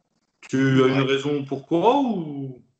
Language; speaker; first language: French; native; French